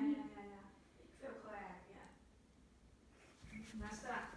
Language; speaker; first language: Dutch; non-native, learner; Arabic